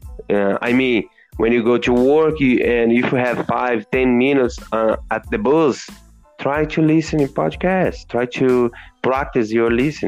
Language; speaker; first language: English; non-native, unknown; Portuguese